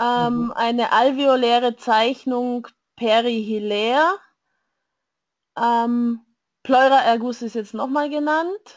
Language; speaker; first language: German; native; German